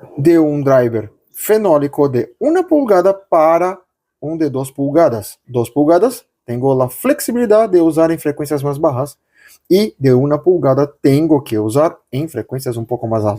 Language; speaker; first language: Spanish; non-native, local second language; Portuguese